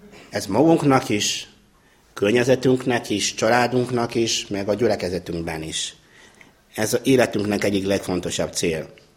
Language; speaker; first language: Hungarian; non-native, fluent; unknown